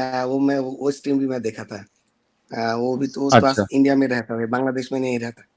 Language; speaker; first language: Hindi; non-native, learner; Bangla